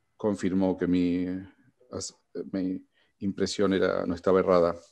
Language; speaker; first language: Spanish; native; Spanish